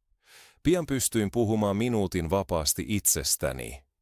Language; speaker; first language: Finnish; non-native, fluent; Spanish